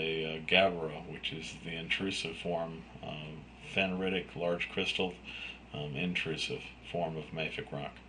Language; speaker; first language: English; native; English